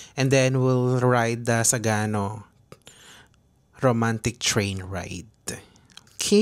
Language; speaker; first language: English; non-native, fluent; Filipino